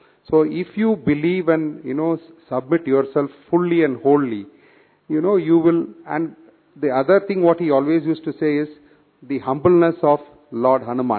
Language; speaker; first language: English; non-native, local second language; Tamil